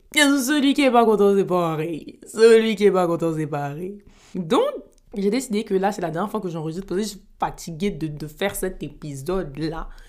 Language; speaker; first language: French; native; French